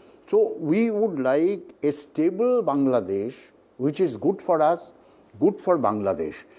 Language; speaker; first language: English; non-native, local second language; Bangla